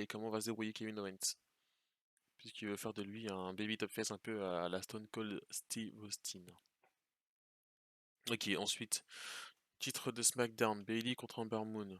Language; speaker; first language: French; native; French